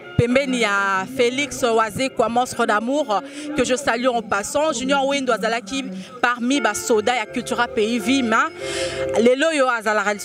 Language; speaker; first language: Lingala; native; Lingala